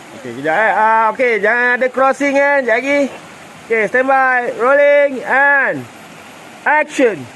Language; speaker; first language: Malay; native; Malay